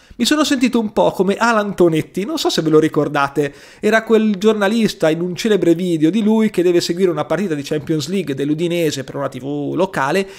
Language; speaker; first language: Italian; native; Italian